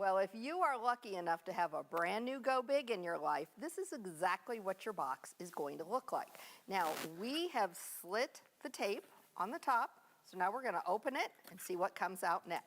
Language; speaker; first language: English; native; English